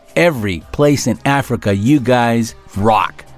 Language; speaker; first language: English; early bilingual, other home language; Spanish